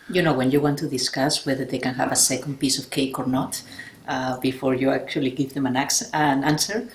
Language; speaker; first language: English; non-native, fluent; Catalan